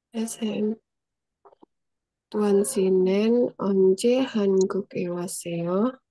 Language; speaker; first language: Korean; non-native, learner; Indonesian